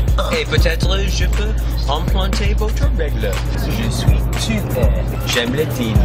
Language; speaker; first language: French; non-native, local second language; English